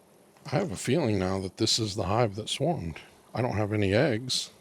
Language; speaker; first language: English; native; English